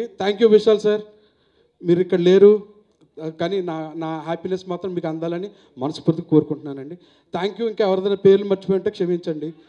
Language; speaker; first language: Telugu; native; Telugu